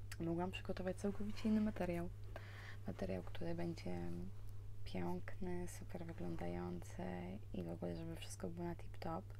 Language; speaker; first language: Polish; early bilingual, heritage; Polish